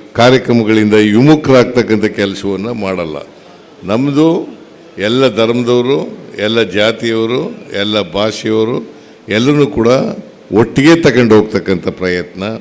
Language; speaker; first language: Kannada; native; Kannada